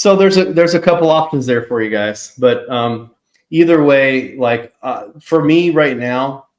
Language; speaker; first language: English; native; English